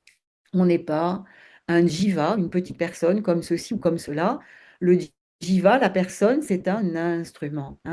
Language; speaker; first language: French; native; French